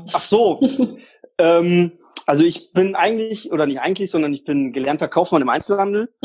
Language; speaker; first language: German; early bilingual, other home language; Polish